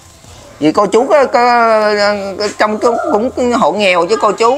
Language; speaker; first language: Vietnamese; native; Vietnamese